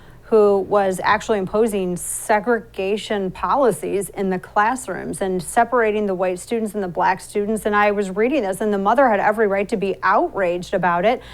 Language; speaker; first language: English; native; English